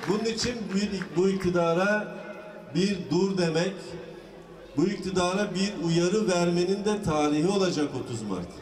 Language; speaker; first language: Turkish; native; Turkish